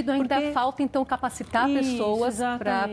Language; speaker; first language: Portuguese; native; Portuguese